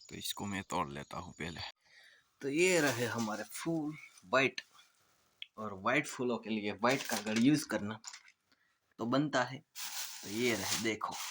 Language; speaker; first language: Hindi; non-native, local second language; Gujarati